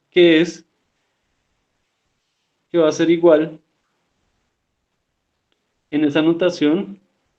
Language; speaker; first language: Spanish; native; Spanish